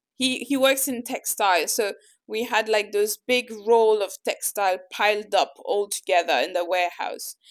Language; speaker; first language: English; early bilingual, other home language; French